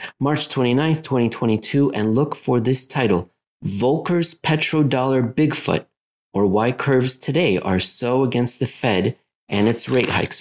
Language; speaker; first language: English; native; English